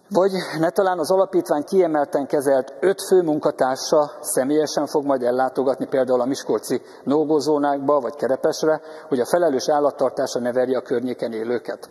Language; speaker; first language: Hungarian; native; Hungarian